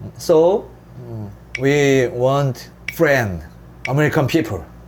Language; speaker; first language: English; non-native, learner; Korean